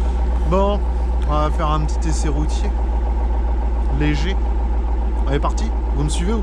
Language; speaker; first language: French; native; French